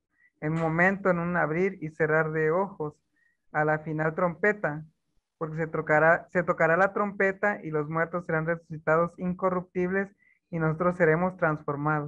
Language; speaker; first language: Spanish; native; Spanish